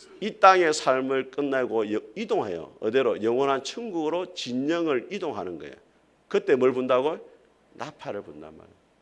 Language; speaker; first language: Korean; native; Korean